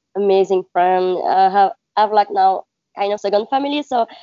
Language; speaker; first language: English; non-native, learner; French